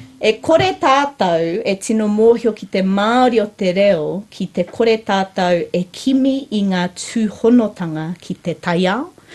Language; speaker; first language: Māori; native; Māori